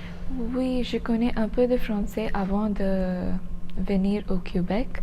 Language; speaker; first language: French; non-native, learner; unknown